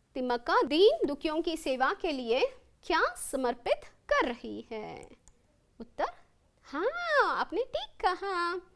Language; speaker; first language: Hindi; non-native, local second language; Kannada